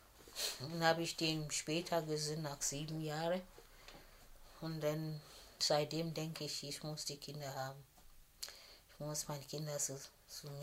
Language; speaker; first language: German; non-native, fluent; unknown